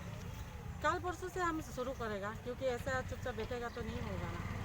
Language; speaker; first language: Hindi; non-native, local second language; Kok Borok